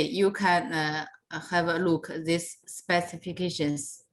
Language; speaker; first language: English; non-native, fluent; Chinese